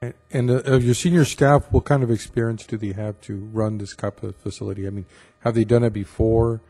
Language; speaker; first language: English; early bilingual, other home language; Spanish